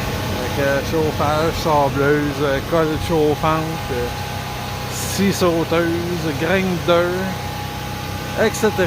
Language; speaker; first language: French; native; French